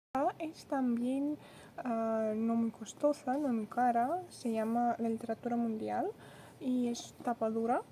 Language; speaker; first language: Spanish; non-native, fluent; Russian